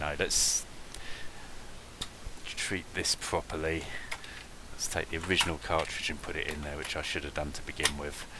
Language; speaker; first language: English; native; English